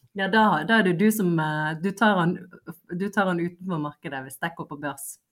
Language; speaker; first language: Norwegian; early bilingual, other home language; Bosnian